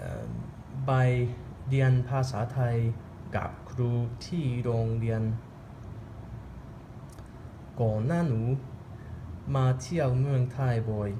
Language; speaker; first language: Thai; non-native, learner; English